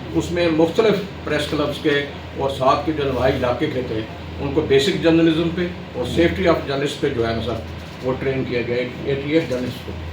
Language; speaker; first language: Urdu; non-native, local second language; Saraiki